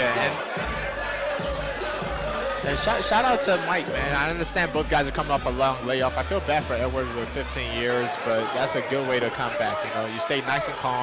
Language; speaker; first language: English; native; English